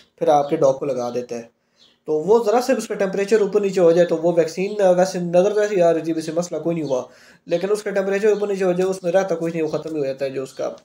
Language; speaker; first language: Urdu; non-native, local second language; Punjabi